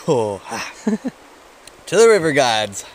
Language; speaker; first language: English; native; English